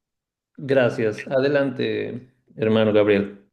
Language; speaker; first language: Spanish; native; Spanish